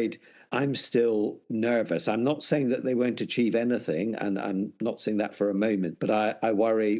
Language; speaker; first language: English; native; English